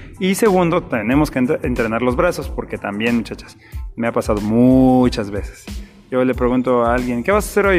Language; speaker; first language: Spanish; native; Spanish